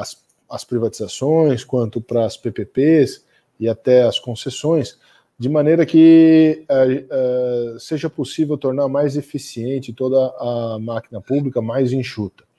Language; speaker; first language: Portuguese; native; Portuguese